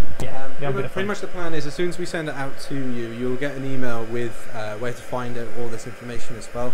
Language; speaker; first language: English; native; English